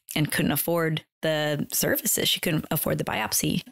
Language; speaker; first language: English; native; English